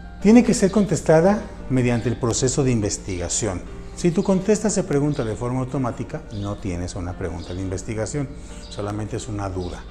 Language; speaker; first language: Spanish; native; Spanish